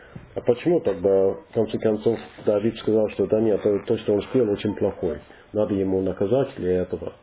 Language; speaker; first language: Russian; non-native, learner; English